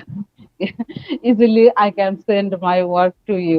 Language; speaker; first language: English; non-native, learner; Bangla